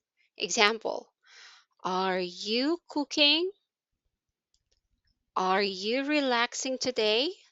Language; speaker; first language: English; non-native, local second language; Filipino